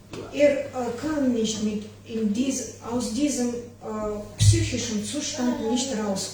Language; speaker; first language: German; non-native, learner; Ukrainian